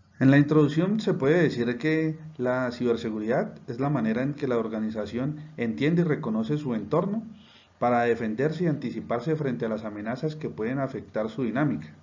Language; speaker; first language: Spanish; native; Spanish